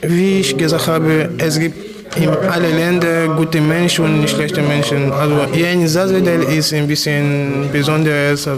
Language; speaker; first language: German; non-native, learner; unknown